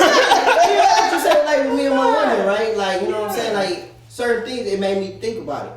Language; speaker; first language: English; native; English